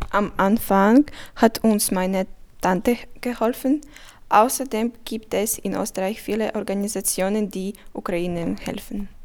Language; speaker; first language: German; non-native, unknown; Ukrainian